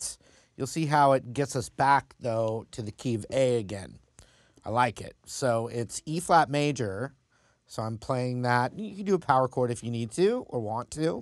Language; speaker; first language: English; native; English